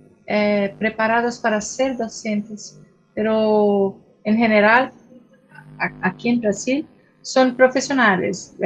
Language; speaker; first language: Spanish; non-native, fluent; Portuguese